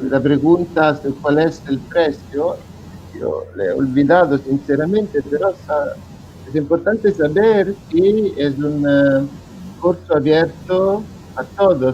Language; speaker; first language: Spanish; non-native, fluent; Italian